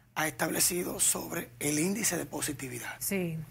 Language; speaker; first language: Spanish; native; Spanish